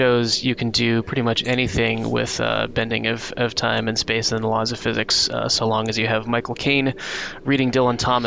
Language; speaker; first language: English; native; English